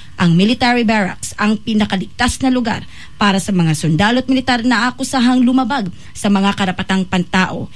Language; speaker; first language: Filipino; native; Filipino